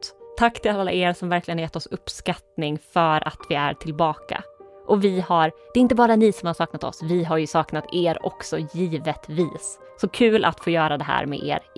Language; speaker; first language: Swedish; native; Swedish